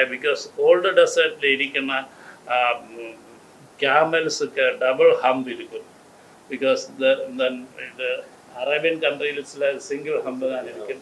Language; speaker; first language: Tamil; non-native, learner; Malayalam